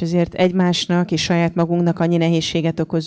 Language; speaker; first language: Hungarian; native; Hungarian